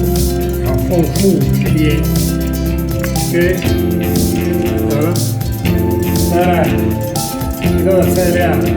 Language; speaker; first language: Chinese; non-native, fluent; Italian